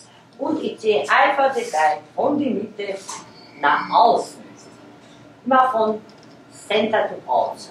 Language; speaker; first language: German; non-native, fluent; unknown